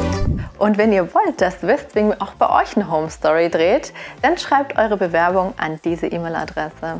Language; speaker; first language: German; native; German